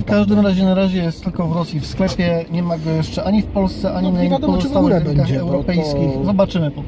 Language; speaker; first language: Polish; native; Polish